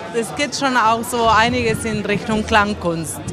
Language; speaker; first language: German; non-native, fluent; Spanish